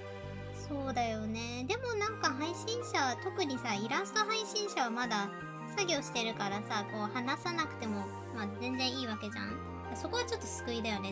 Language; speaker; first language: Japanese; native; Japanese